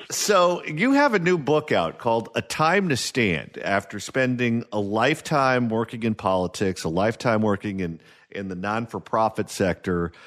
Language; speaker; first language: English; native; English